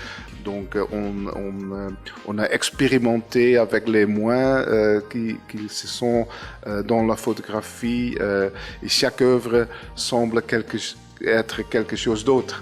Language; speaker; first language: French; non-native, fluent; Dutch